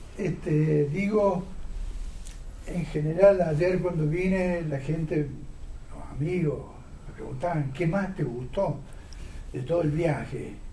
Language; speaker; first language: Spanish; native; Spanish